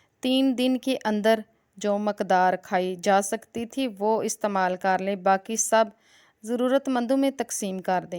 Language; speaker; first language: Urdu; native; Urdu